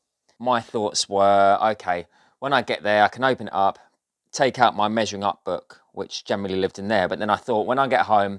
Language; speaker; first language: English; native; English